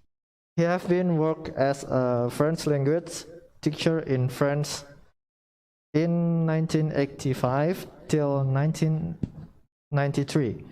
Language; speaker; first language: English; non-native, learner; Indonesian